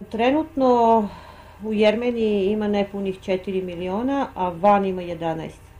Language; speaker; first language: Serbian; non-native, fluent; Armenian